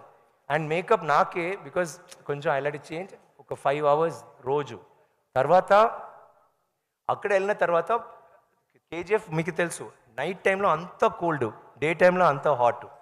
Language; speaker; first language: Telugu; non-native, learner; Tamil